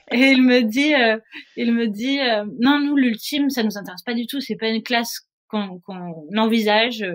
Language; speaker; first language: French; native; French